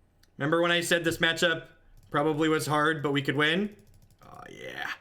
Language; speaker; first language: English; native; English